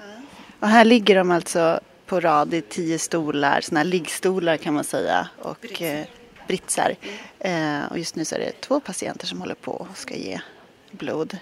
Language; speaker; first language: Swedish; native; Swedish